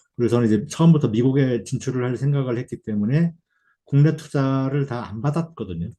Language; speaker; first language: Korean; native; Korean